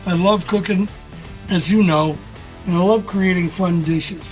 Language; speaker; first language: English; native; English